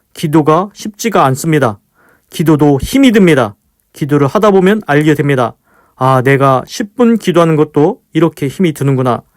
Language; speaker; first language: Korean; native; Korean